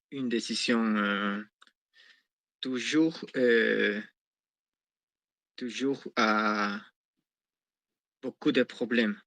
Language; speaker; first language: French; non-native, learner; Spanish